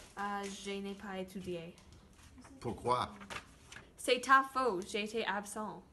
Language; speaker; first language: French; non-native, learner; English